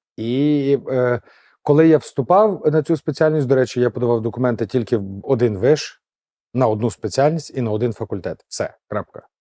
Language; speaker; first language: Ukrainian; native; Ukrainian